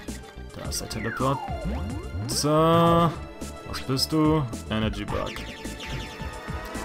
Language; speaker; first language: German; native; German